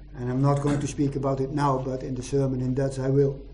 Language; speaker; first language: English; non-native, fluent; Dutch